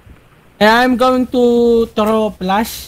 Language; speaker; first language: English; non-native, local second language; Filipino